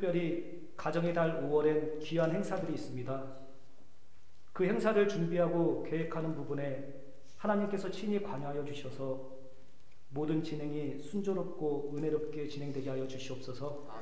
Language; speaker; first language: Korean; native; Korean